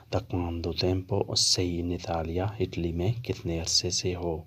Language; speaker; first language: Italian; non-native, fluent; Urdu